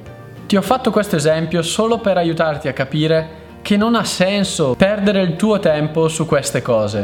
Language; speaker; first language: Italian; native; Italian